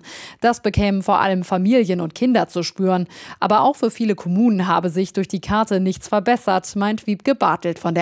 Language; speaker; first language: German; native; German